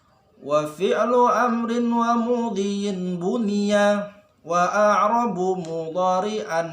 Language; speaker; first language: Arabic; non-native, learner; Indonesian